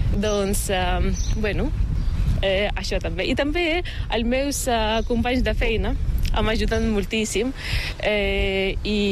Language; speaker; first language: Catalan; non-native, learner; Ukrainian